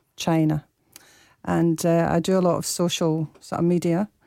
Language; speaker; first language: English; native; English